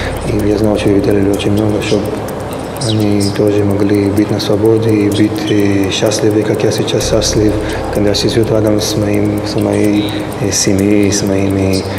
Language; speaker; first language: Russian; early bilingual, heritage; Russian